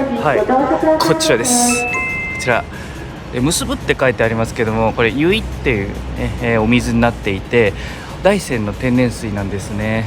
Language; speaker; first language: Japanese; native; Japanese